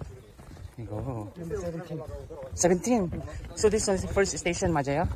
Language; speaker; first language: English; non-native, local second language; Korean